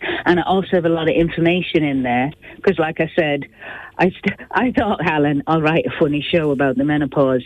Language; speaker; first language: English; native; English